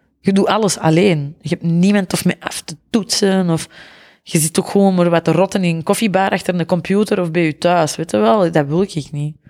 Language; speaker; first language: Dutch; native; Dutch